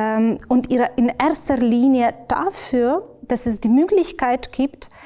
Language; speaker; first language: German; non-native, fluent; Ukrainian